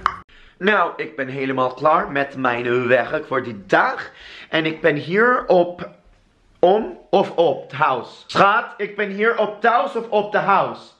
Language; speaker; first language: Dutch; non-native, learner; English